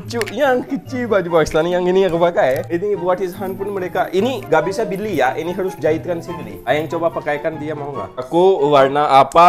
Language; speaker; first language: Indonesian; non-native, fluent; Urdu